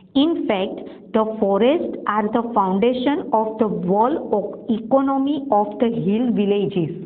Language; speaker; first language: English; non-native, local second language; Gujarati